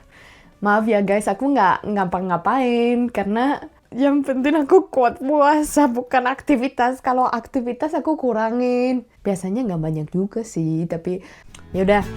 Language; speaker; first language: Indonesian; non-native, fluent; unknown